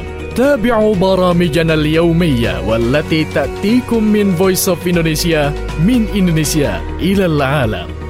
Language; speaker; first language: Arabic; non-native, fluent; Indonesian